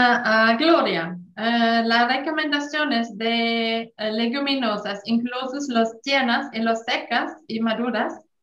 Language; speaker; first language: Spanish; non-native, fluent; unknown